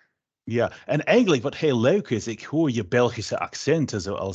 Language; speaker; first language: Dutch; non-native, fluent; English